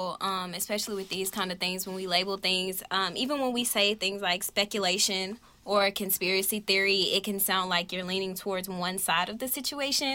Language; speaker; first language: English; native; English